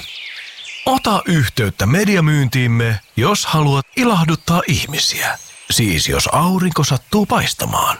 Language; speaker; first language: Finnish; native; Finnish